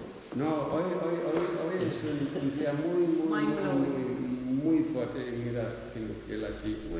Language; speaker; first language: Spanish; non-native, learner; Dutch